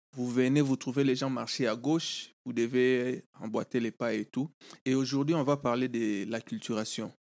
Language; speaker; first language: French; non-native, local second language; Lingala